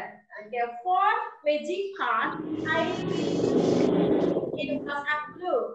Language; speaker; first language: English; non-native, learner; Indonesian